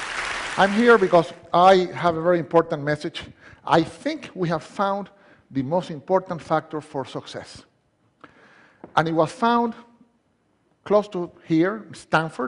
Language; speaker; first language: English; non-native, fluent; Spanish